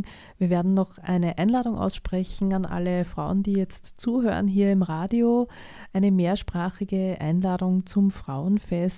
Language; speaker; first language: German; native; German